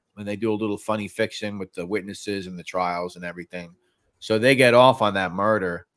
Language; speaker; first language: English; native; English